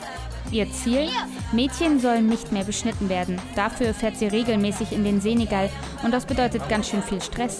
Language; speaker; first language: German; native; German